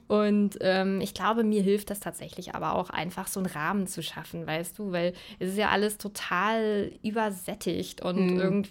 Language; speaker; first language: German; native; German